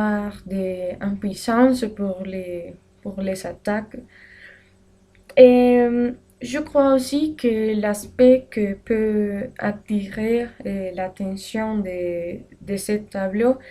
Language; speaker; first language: French; non-native, learner; Spanish